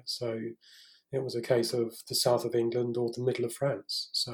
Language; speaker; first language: English; native; English